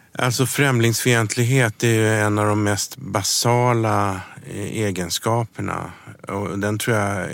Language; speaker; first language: Swedish; early bilingual, other home language; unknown